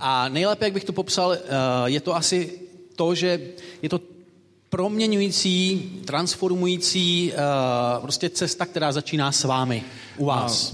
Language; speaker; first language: Czech; native; Czech